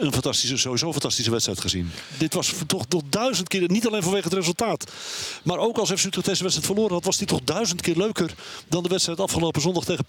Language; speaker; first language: Dutch; native; Dutch